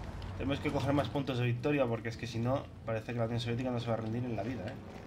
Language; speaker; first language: Spanish; native; Spanish